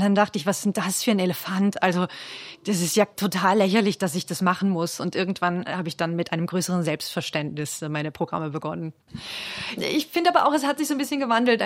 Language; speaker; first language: German; native; German